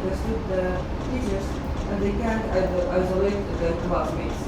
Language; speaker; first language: English; non-native, fluent; Kurdish